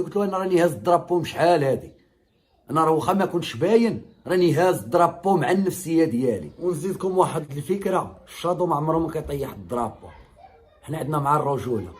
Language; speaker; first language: Arabic; native; Arabic